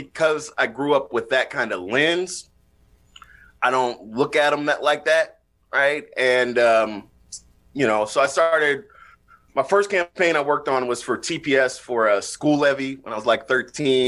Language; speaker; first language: English; native; English